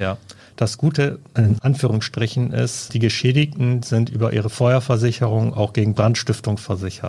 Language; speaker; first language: German; native; German